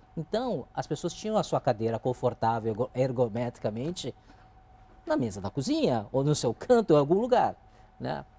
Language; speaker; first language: Portuguese; early bilingual, other home language; Chinese